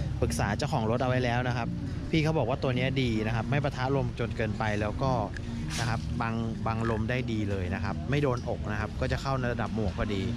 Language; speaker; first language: Thai; native; Thai